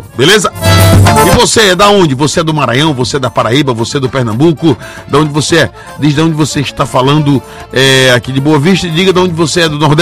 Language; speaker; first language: Portuguese; native; Portuguese